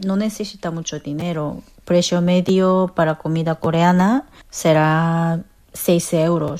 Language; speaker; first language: Spanish; non-native, fluent; Korean